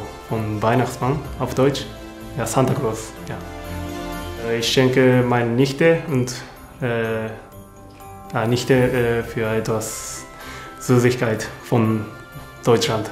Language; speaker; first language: German; non-native, learner; Japanese